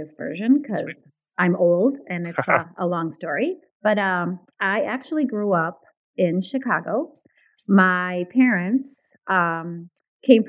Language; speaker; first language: English; early bilingual, other home language; Ukrainian